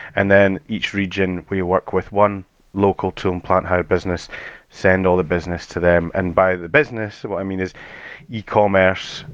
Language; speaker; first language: English; native; English